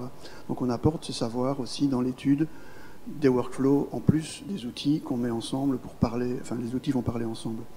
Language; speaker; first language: French; native; French